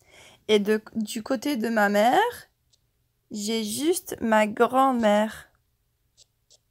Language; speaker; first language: French; non-native, fluent; English